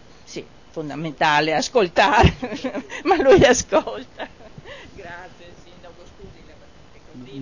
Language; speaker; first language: Italian; native; Italian